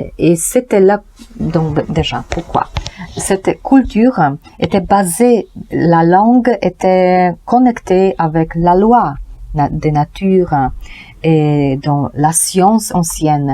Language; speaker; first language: French; non-native, learner; Polish